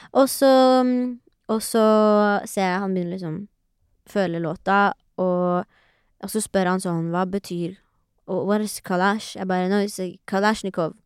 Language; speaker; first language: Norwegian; early bilingual, other home language; Persian